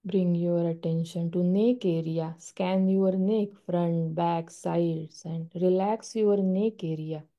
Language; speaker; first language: English; non-native, local second language; Marathi